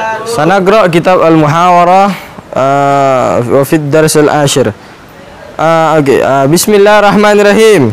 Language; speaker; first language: Arabic; non-native, learner; Indonesian